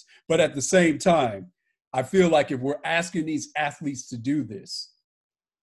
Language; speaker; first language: English; native; English